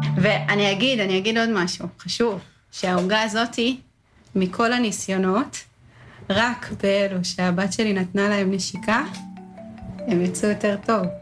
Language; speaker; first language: Hebrew; native; Hebrew